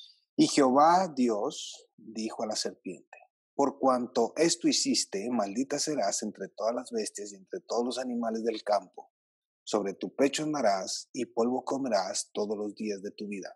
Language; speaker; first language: Spanish; native; Spanish